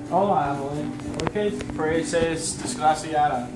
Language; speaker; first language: Spanish; non-native, learner; English